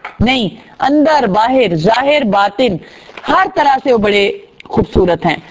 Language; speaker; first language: Urdu; native; Urdu